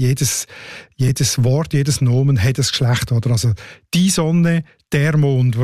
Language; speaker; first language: German; native; German